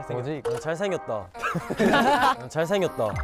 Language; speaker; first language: Korean; native; Korean